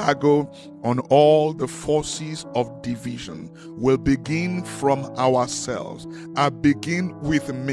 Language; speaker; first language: English; non-native, local second language; Yoruba